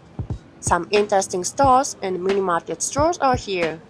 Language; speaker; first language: English; non-native, fluent; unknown